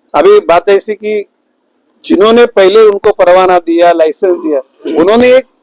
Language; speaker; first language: Hindi; non-native, local second language; Marathi